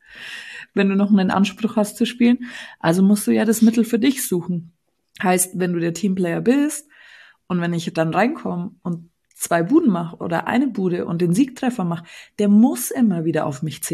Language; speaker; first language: German; native; German